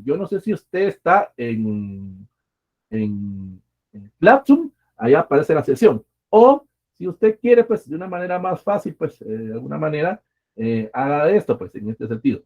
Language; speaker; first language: Spanish; native; Spanish